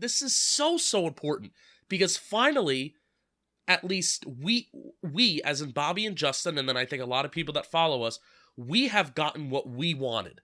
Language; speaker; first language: English; native; English